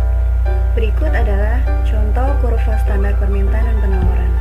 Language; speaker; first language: Indonesian; native; Indonesian